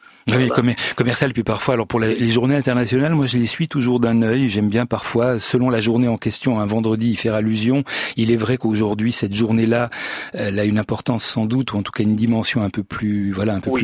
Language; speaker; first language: French; native; French